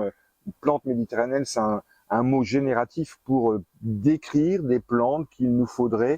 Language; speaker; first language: French; native; French